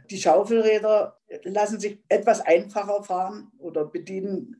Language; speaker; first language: German; native; German